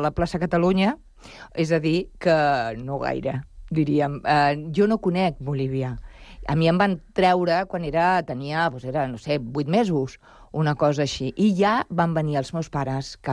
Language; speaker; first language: Catalan; early bilingual, other home language; Spanish